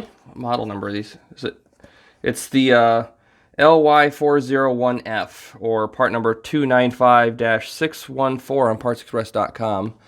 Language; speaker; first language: English; native; English